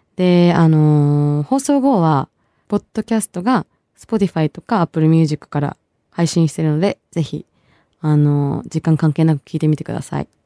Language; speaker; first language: Japanese; early bilingual, other home language; Bangla